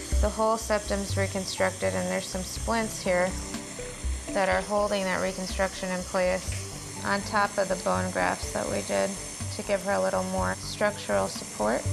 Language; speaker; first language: English; native; English